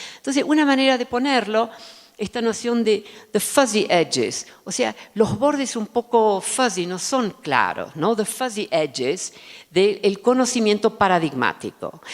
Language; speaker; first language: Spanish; early bilingual, other home language; Dutch